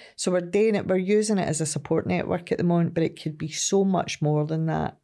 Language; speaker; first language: English; native; English